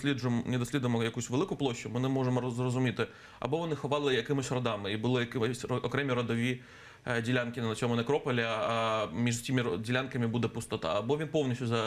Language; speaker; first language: Ukrainian; native; Ukrainian